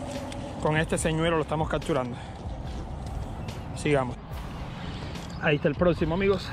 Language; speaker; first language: Spanish; native; Spanish